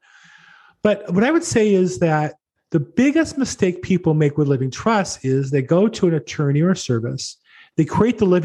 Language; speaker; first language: English; native; English